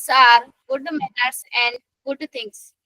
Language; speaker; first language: English; non-native, learner; Hindi